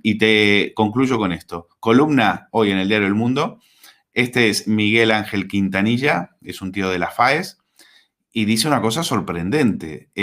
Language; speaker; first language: Spanish; native; Spanish